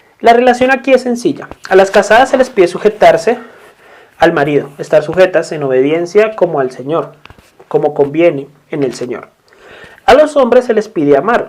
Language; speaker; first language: Spanish; native; Spanish